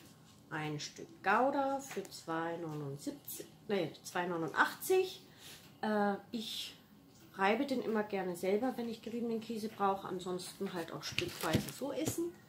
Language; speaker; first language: German; native; German